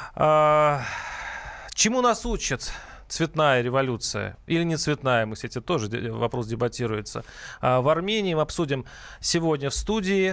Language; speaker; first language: Russian; native; Russian